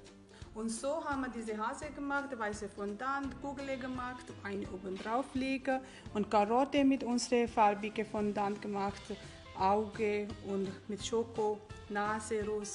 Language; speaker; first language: German; non-native, learner; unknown